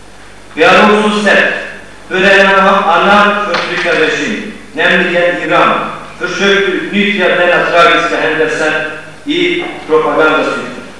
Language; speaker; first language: Swedish; non-native, fluent; Kurdish